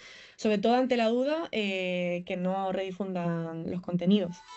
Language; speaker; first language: Spanish; native; Spanish